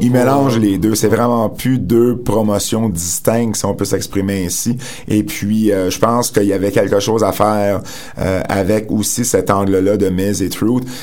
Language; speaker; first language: French; native; French